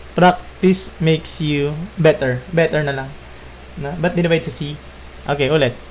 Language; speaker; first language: Filipino; native; Filipino